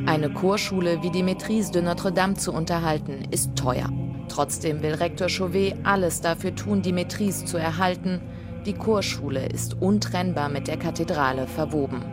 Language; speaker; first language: German; native; German